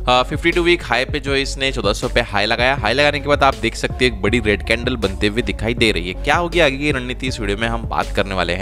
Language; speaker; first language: Hindi; native; Hindi